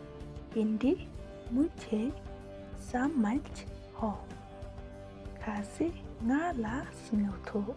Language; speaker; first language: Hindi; non-native, local second language; Khasi